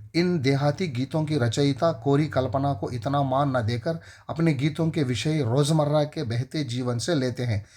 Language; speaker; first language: Hindi; non-native, local second language; Telugu